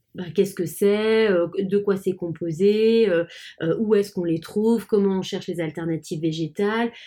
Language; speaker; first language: French; native; French